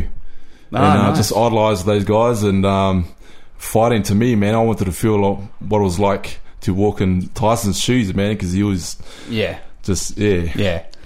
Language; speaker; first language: English; native; English